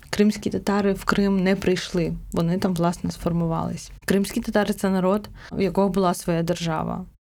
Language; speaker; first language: Ukrainian; non-native, local second language; Crimean Tatar